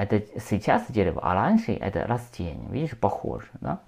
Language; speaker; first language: Russian; non-native, learner; Chinese